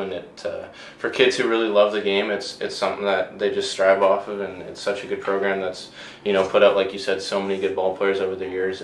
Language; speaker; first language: English; native; English